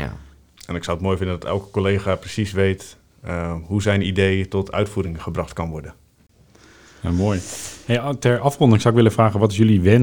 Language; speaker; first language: Dutch; native; Dutch